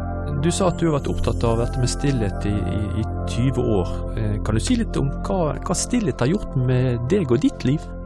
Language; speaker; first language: Norwegian; native; Norwegian